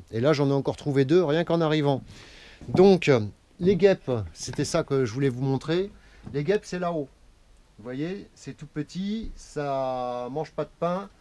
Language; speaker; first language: French; native; French